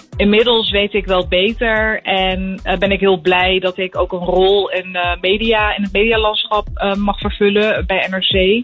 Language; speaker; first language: Dutch; early bilingual, other home language; Arabic